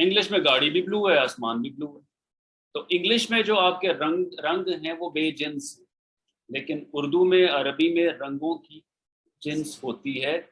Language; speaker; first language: Urdu; native; Urdu